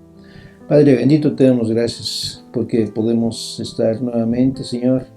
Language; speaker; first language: Spanish; native; Spanish